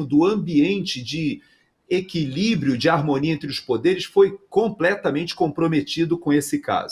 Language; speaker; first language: Portuguese; native; Portuguese